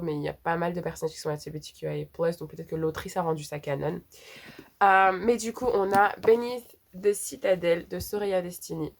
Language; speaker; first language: French; native; French